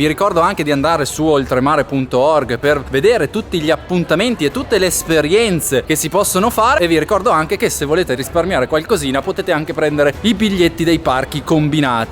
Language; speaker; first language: Italian; native; Italian